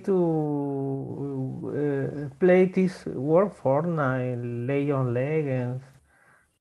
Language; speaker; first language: English; non-native, learner; Spanish